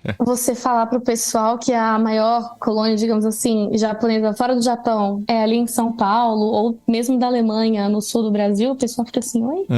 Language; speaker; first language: Portuguese; native; Portuguese